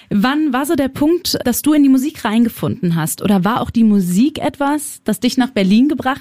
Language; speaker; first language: German; native; German